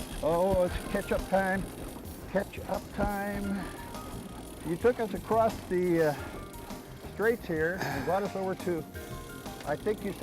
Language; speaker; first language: English; native; English